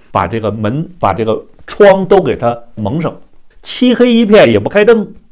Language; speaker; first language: Chinese; native; Chinese